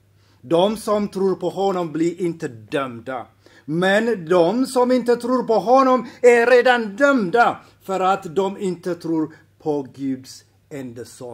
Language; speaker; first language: Swedish; non-native, fluent; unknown